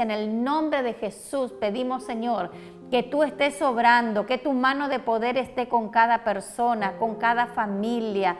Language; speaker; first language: Spanish; native; Spanish